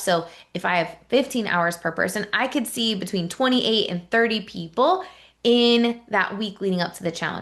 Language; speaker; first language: English; native; English